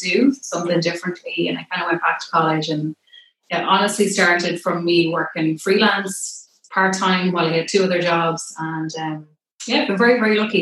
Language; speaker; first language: English; native; English